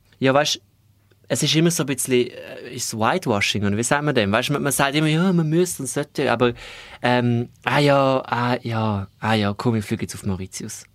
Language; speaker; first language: German; non-native, local second language; Romansh